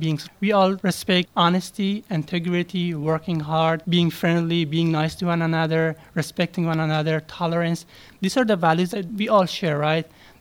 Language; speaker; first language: English; non-native, fluent; Persian